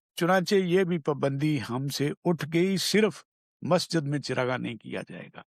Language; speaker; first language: Urdu; non-native, local second language; Punjabi